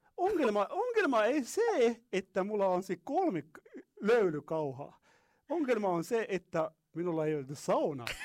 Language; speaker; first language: Finnish; non-native, learner; Arabic